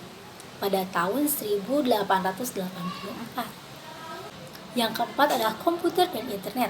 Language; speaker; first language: Indonesian; native; Indonesian